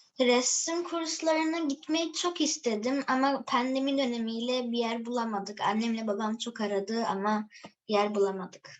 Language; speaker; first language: Turkish; early bilingual, heritage; Turkish